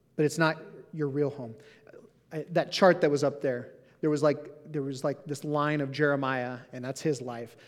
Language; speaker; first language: English; native; English